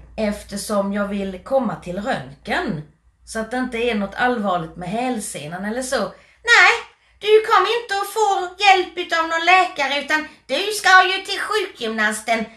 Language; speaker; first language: Swedish; native; Swedish